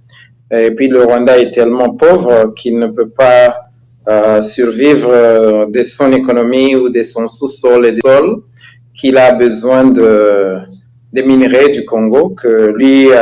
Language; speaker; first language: French; non-native, local second language; Kinyarwanda